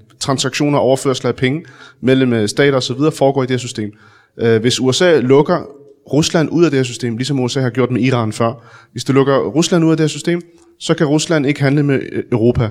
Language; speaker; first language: Danish; early bilingual, other home language; Arabic